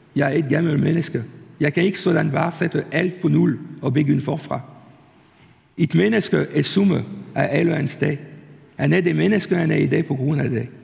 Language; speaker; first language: Danish; non-native, fluent; French